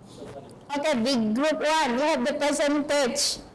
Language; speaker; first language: English; non-native, learner; Indonesian